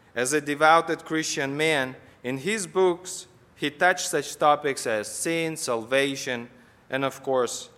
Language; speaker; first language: English; non-native, fluent; Russian